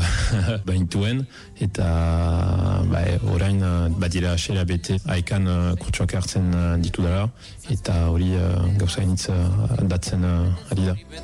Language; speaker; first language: Basque; non-native, fluent; Italian